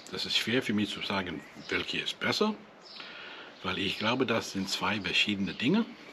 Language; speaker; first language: German; non-native, learner; English